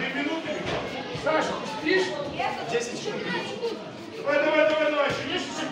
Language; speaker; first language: Russian; native; Russian